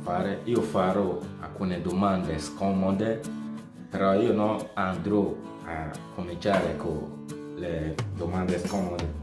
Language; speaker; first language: Italian; non-native, fluent; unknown